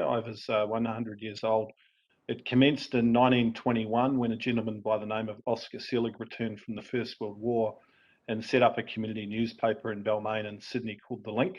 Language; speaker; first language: English; native; English